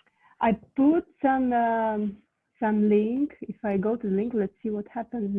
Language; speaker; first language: English; non-native, fluent; Russian